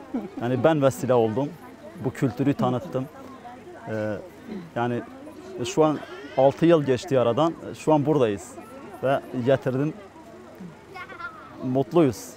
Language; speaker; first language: Turkish; non-native, local second language; Kurdish